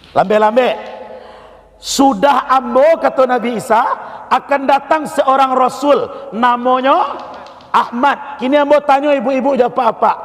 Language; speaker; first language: Malay; non-native, local second language; Minangkabau